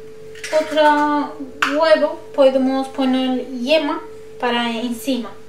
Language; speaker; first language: Spanish; non-native, learner; Turkish